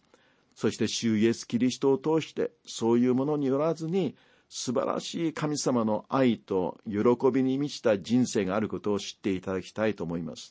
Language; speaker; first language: Japanese; native; Japanese